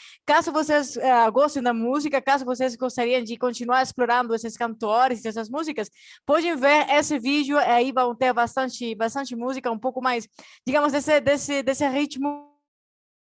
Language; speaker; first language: Portuguese; non-native, fluent; Spanish